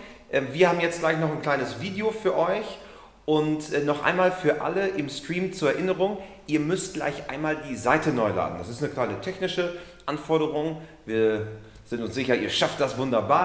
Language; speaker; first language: German; native; German